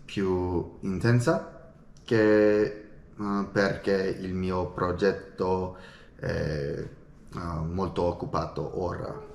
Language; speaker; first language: Italian; non-native, learner; English